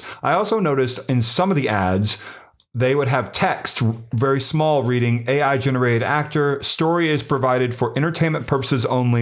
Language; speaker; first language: English; native; English